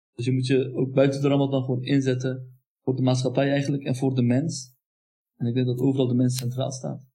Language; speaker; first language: Dutch; early bilingual, other home language; Turkish